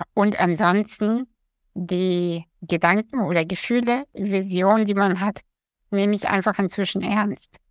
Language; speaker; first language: German; early bilingual, other home language; Russian